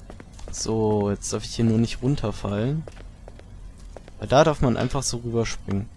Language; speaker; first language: German; native; German